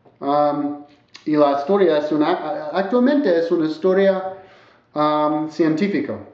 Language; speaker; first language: Spanish; non-native, learner; English